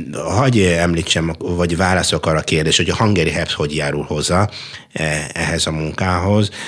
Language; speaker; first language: Hungarian; non-native, fluent; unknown